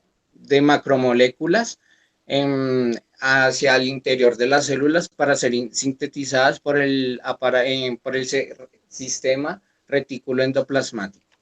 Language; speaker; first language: Spanish; native; Spanish